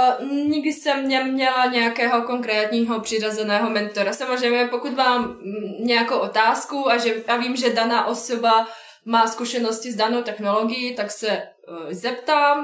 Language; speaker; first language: Czech; non-native, fluent; Bosnian